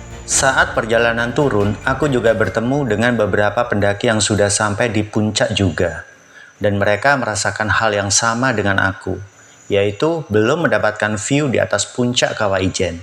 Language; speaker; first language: Indonesian; native; Indonesian